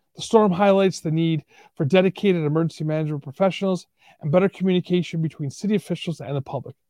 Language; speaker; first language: English; native; English